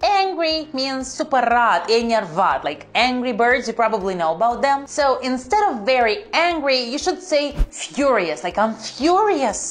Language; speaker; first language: English; non-native, fluent; Romanian